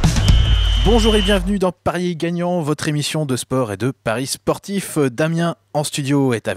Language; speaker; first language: French; native; French